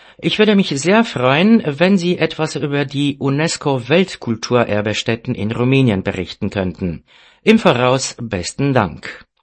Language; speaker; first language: German; non-native, fluent; Romanian